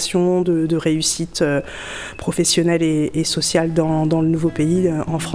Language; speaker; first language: French; native; French